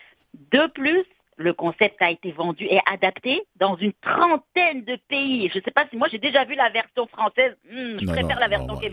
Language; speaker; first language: French; native; French